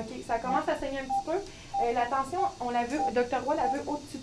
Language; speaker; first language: French; native; French